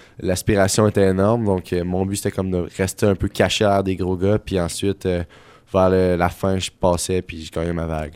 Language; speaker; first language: French; native; French